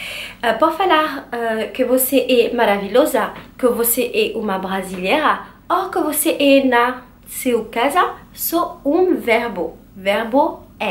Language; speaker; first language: Portuguese; non-native, learner; French